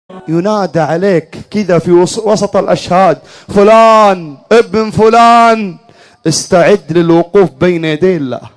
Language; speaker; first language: Arabic; native; Arabic